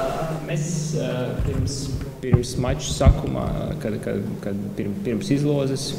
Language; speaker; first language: Latvian; non-native, local second language; Russian